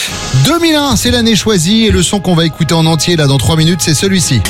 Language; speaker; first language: French; native; French